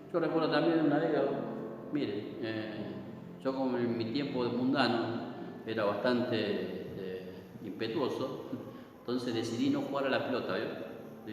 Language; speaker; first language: Spanish; native; Spanish